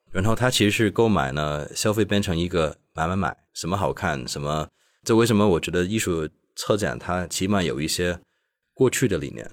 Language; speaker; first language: Chinese; non-native, local second language; Cantonese